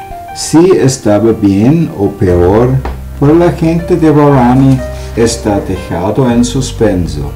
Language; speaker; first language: Spanish; non-native, learner; German